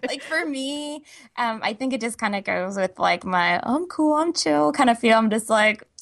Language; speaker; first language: English; native; English